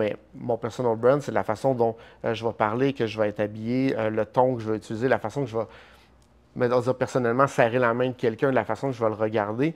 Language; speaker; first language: French; native; French